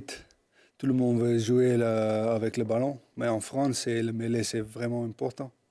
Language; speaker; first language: French; non-native, learner; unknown